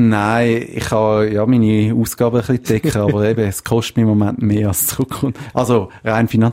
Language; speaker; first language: German; native; German